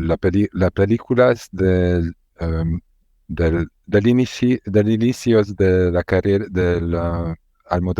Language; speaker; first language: Spanish; non-native, learner; Hungarian